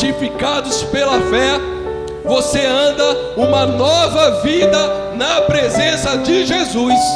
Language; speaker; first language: Portuguese; native; Portuguese